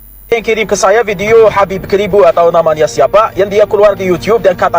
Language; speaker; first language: Indonesian; non-native, fluent; Arabic